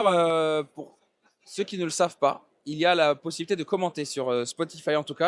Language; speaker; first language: French; native; French